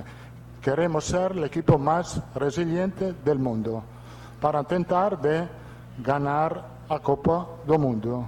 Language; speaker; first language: Portuguese; non-native, learner; Italian